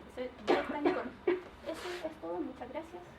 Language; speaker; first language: Spanish; native; Spanish